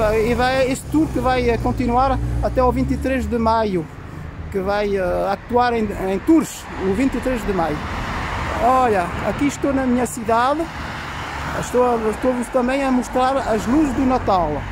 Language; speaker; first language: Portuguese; early bilingual, heritage; Portuguese